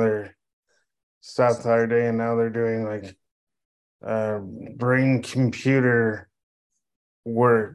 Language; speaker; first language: English; native; English